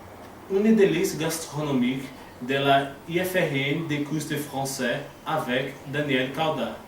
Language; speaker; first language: French; non-native, learner; Portuguese